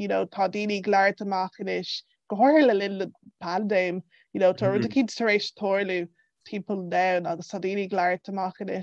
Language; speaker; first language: Irish; non-native, local second language; English